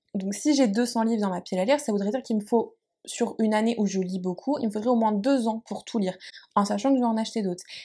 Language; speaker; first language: French; native; French